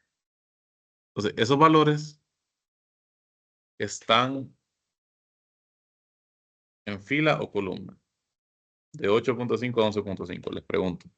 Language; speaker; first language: Spanish; native; Spanish